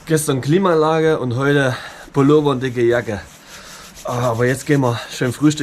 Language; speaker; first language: German; native; German